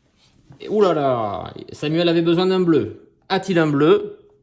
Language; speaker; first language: French; native; French